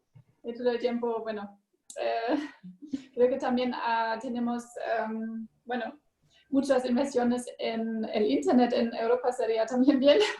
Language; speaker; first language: Spanish; non-native, learner; German